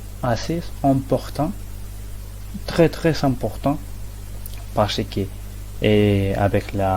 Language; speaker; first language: French; non-native, learner; Spanish